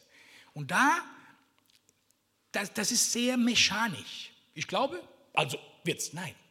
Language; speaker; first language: German; non-native, fluent; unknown